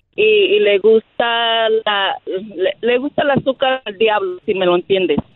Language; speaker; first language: Spanish; early bilingual, heritage; Spanish